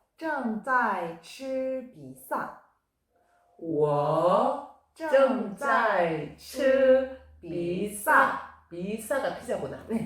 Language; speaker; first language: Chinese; non-native, learner; Korean